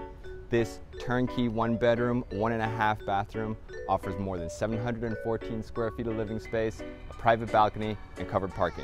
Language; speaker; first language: English; native; English